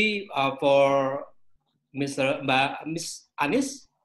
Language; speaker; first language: English; non-native, learner; Indonesian